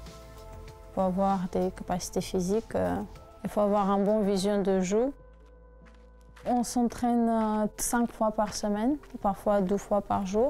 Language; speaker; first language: French; non-native, fluent; Russian